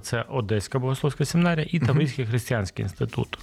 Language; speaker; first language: Ukrainian; non-native, local second language; Russian